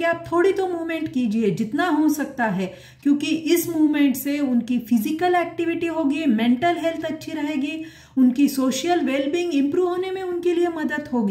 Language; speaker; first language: Hindi; non-native, local second language; Marathi